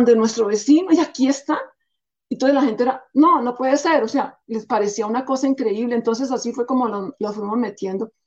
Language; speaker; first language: Spanish; native; Spanish